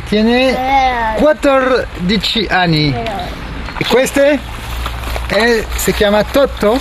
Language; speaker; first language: Italian; non-native, learner; Spanish